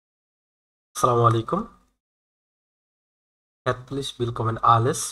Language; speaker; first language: German; non-native, fluent; Bangla